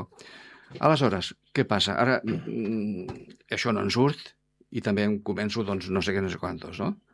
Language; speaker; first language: Catalan; non-native, fluent; Spanish